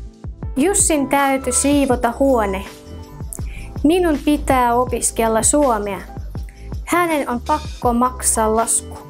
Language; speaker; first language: Finnish; non-native, fluent; Russian